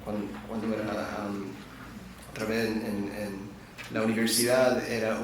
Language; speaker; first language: Spanish; non-native, fluent; English